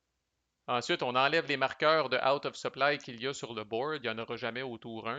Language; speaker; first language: French; native; French